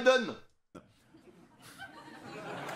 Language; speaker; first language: French; native; French